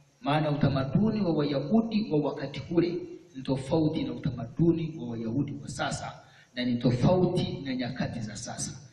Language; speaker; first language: Swahili; non-native, local second language; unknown